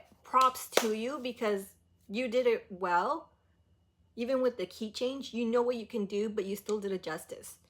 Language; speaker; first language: English; early bilingual, other home language; Spanish